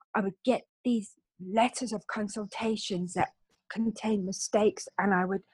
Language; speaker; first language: English; native; English